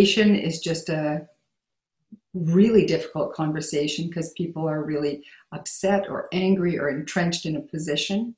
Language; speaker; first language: English; native; English